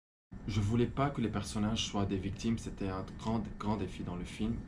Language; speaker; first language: French; non-native, fluent; Arabic